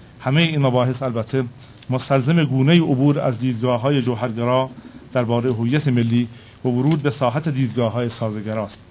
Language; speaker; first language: Persian; non-native, local second language; Kurdish